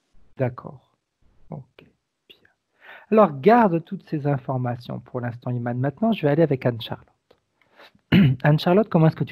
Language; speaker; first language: French; native; French